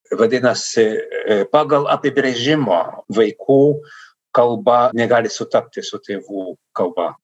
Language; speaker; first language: Lithuanian; non-native, fluent; Dutch